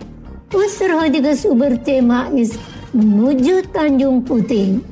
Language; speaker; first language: German; non-native, fluent; Indonesian